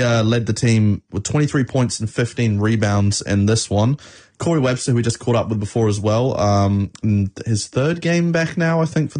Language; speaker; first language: English; native; English